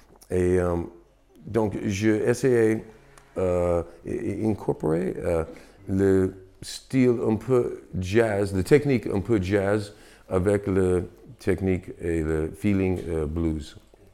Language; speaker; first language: French; non-native, fluent; English